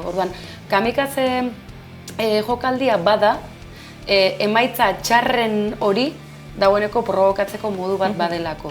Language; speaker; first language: Basque; native; Basque